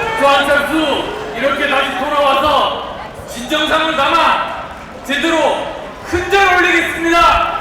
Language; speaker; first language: Korean; native; Korean